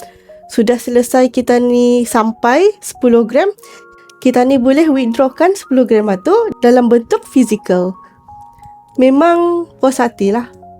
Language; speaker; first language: Malay; native; Malay